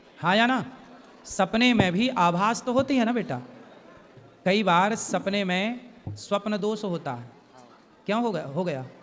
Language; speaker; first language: Hindi; native; Hindi